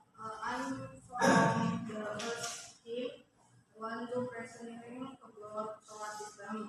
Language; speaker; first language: English; non-native, learner; Indonesian